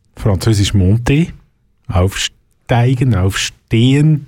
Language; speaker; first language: German; native; German